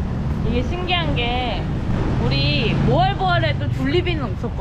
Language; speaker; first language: Korean; native; Korean